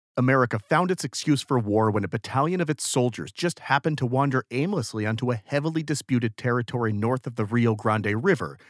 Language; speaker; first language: English; native; English